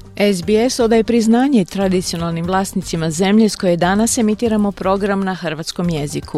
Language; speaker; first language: Croatian; native; Croatian